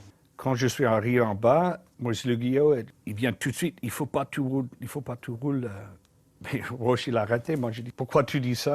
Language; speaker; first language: French; non-native, learner; English